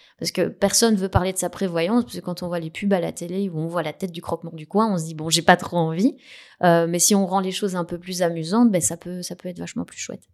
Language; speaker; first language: French; native; French